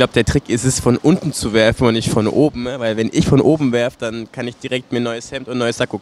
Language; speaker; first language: German; native; German